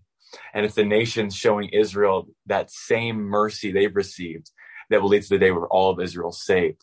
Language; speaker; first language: English; native; English